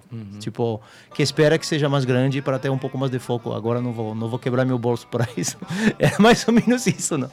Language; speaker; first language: Portuguese; non-native, fluent; French